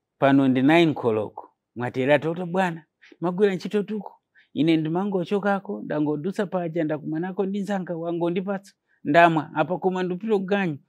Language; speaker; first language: Nyanja; non-native, fluent; Nyankole